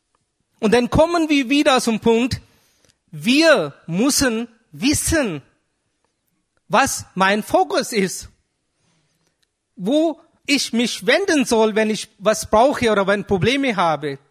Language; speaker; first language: German; non-native, fluent; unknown